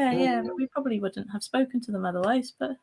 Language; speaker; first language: English; native; English